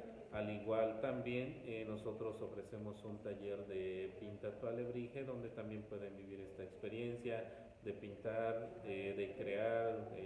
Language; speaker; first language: Spanish; native; Spanish